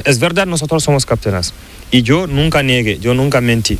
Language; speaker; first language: Spanish; non-native, learner; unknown